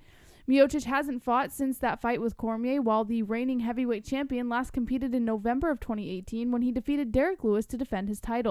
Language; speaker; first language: English; native; English